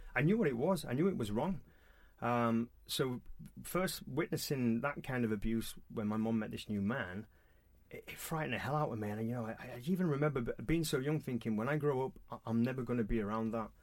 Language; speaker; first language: English; native; English